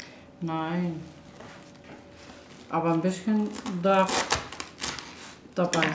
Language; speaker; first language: German; non-native, fluent; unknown